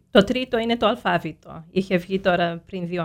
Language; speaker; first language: Greek; early bilingual, heritage; Greek